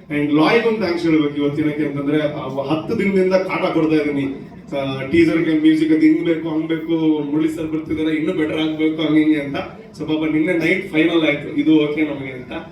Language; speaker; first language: Kannada; non-native, local second language; Tulu